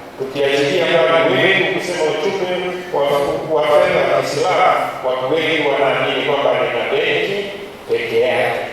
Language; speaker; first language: Swahili; native; Swahili